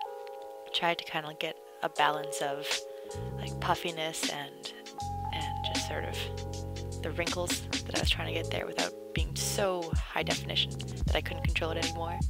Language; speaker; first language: English; native; English